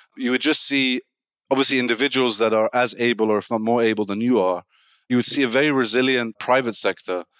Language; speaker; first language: English; native; English